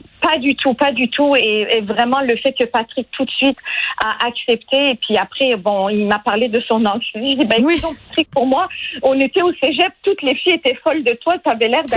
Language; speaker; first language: French; non-native, fluent; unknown